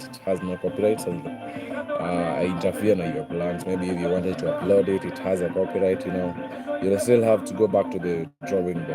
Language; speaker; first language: English; non-native, local second language; Swahili